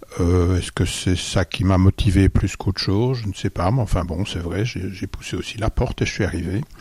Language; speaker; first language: French; native; French